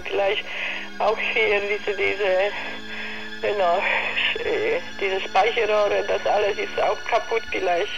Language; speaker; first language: German; non-native, learner; Polish